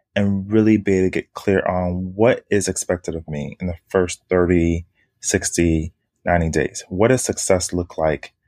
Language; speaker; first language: English; native; English